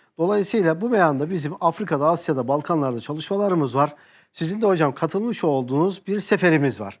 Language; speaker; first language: Turkish; native; Turkish